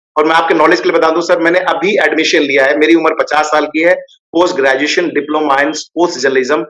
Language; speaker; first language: Hindi; native; Hindi